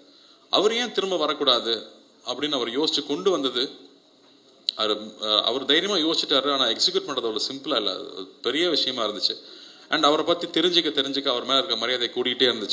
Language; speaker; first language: Tamil; native; Tamil